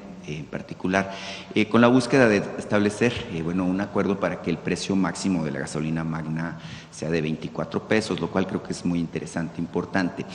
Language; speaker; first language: Spanish; native; Spanish